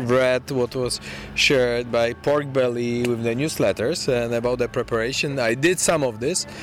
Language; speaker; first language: English; non-native, fluent; Polish